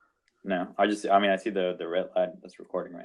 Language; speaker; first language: English; non-native, local second language; Spanish